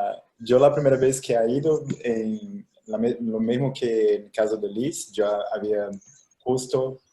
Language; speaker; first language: Spanish; non-native, fluent; Portuguese